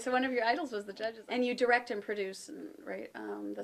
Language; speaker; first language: English; native; English